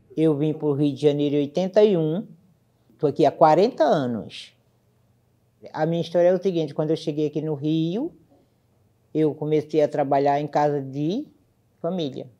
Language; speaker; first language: Portuguese; native; Portuguese